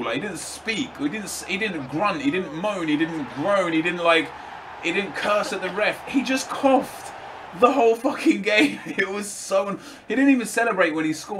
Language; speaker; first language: English; native; English